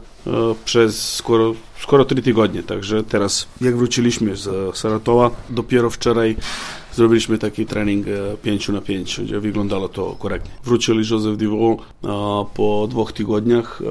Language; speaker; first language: Polish; non-native, learner; Serbian